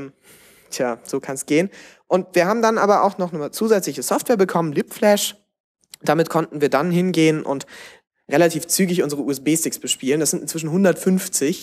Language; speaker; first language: German; native; German